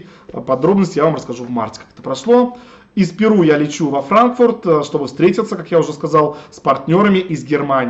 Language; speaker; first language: Russian; native; Russian